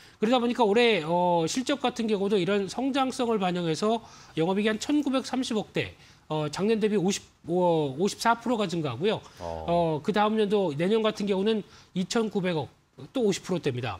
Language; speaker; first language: Korean; native; Korean